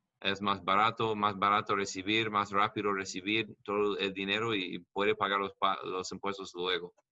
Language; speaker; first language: Spanish; non-native, learner; English